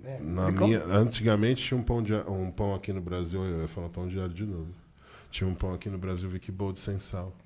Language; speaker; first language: Portuguese; native; Portuguese